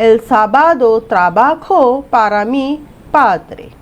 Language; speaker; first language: Spanish; non-native, fluent; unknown